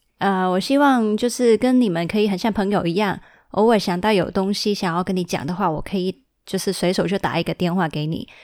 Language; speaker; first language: Chinese; early bilingual, heritage; Chinese